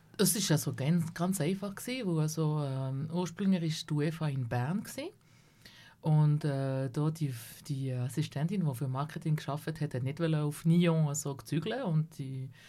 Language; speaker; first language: German; non-native, local second language; French